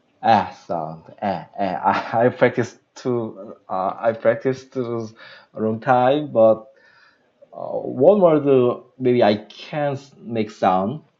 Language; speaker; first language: English; non-native, learner; Korean